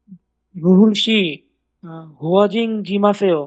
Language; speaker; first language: Korean; non-native, learner; Bangla